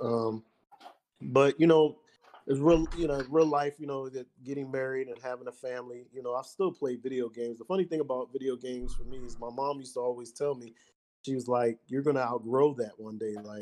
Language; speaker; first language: English; native; English